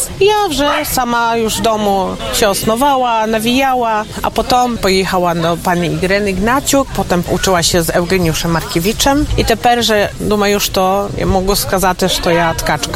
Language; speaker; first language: Polish; non-native, local second language; Ukrainian